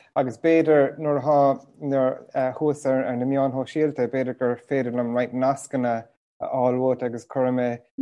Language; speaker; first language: Irish; non-native, local second language; English